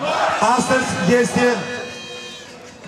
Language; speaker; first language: Romanian; non-native, local second language; Russian